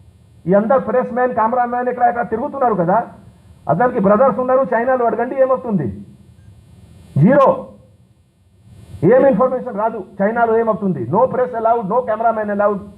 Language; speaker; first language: Telugu; non-native, fluent; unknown